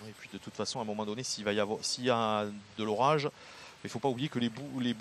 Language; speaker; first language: French; native; French